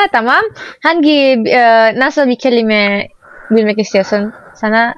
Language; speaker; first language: Turkish; non-native, learner; Indonesian